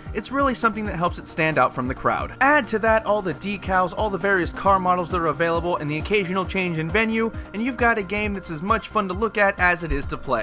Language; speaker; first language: English; native; English